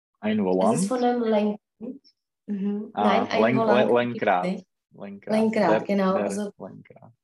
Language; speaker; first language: German; non-native, learner; Czech